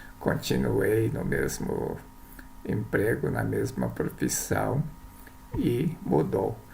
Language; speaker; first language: Portuguese; early bilingual, other home language; Japanese